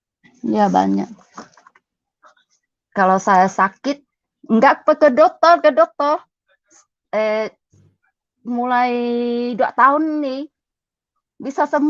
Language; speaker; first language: Indonesian; non-native, learner; Cantonese